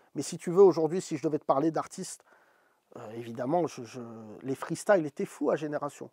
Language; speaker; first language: French; native; French